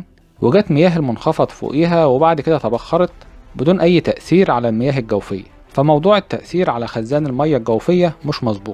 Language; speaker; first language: Arabic; native; Arabic